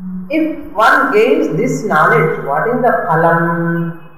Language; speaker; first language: English; non-native, local second language; Tamil